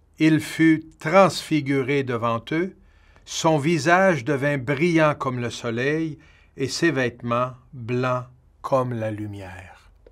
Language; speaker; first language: French; native; French